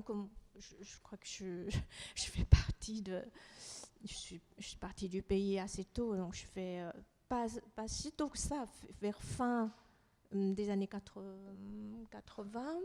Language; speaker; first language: French; non-native, fluent; Chinese